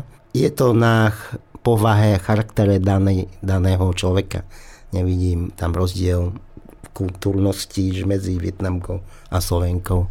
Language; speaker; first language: Slovak; non-native, learner; Vietnamese